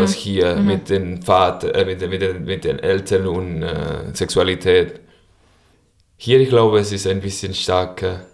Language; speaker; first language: German; non-native, learner; Spanish